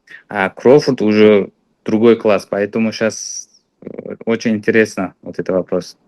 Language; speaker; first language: Russian; non-native, fluent; Uzbek